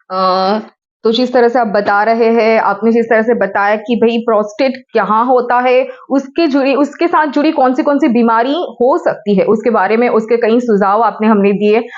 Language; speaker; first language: Hindi; non-native, local second language; Gujarati